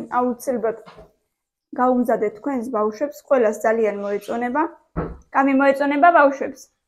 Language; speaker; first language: Georgian; native; Georgian